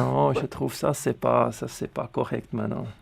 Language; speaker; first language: French; non-native, local second language; Swiss German